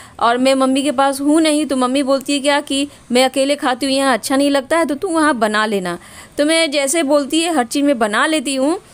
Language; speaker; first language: Hindi; native; Hindi